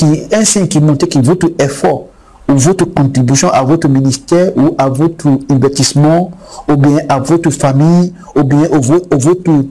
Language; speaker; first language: French; non-native, fluent; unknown